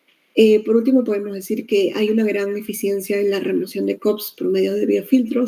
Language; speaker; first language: Spanish; native; Spanish